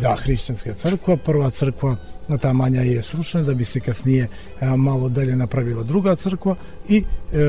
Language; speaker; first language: Serbian; native; Serbian